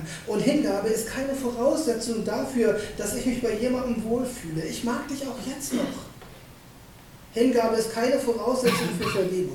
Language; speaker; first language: German; native; German